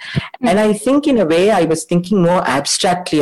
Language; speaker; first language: English; non-native, local second language; Kannada